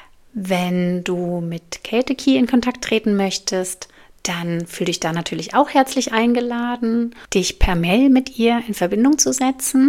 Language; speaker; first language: German; native; German